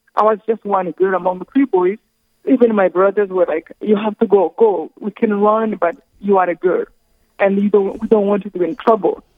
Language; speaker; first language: English; non-native, local second language; Kinyarwanda